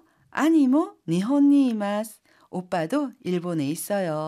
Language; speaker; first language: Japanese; non-native, fluent; Korean